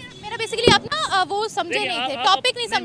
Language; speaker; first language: Hindi; native; Hindi